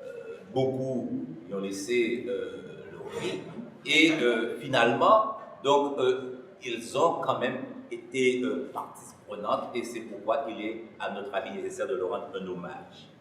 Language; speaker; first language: French; native; French